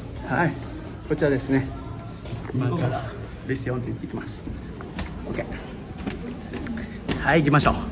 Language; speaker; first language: Japanese; non-native, fluent; Nepali